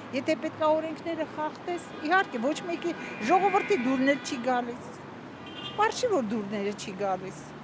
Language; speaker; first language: Armenian; native; Armenian